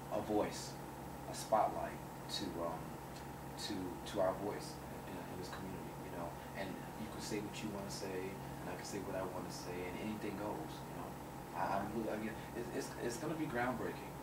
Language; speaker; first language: English; native; English